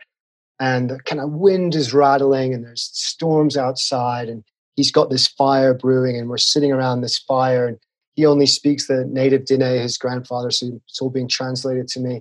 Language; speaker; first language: English; native; English